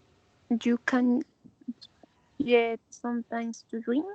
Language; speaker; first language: English; non-native, learner; Spanish